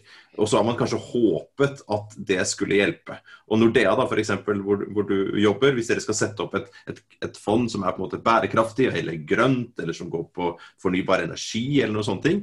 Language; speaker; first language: Norwegian; native; Norwegian